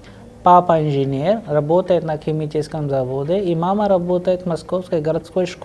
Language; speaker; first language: Russian; non-native, fluent; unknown